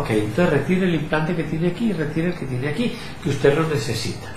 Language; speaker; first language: Spanish; native; Spanish